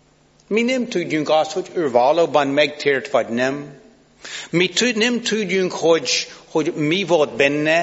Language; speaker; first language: Hungarian; non-native, fluent; English